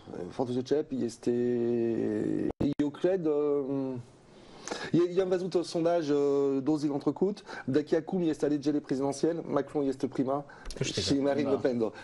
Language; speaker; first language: Romanian; non-native, learner; French